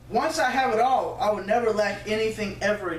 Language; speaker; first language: English; native; English